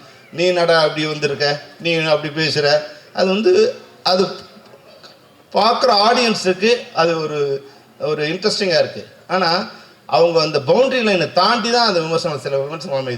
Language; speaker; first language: Tamil; native; Tamil